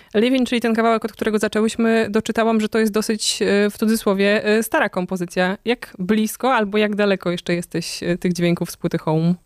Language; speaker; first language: Polish; native; Polish